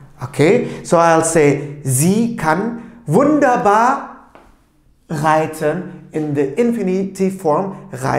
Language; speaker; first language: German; non-native, fluent; Turkish